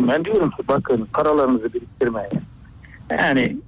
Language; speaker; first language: Turkish; native; Turkish